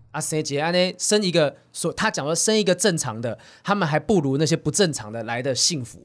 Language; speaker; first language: Chinese; native; Chinese